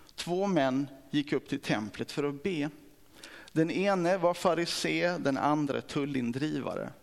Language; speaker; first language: Swedish; native; Swedish